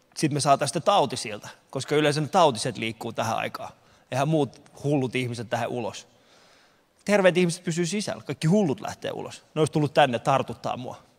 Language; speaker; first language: Finnish; early bilingual, other home language; Persian